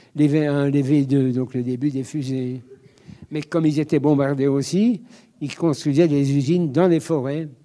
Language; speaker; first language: French; native; French